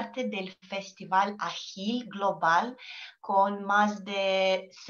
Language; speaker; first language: Spanish; non-native, learner; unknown